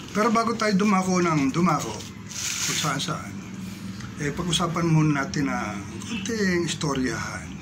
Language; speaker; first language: Filipino; native; Filipino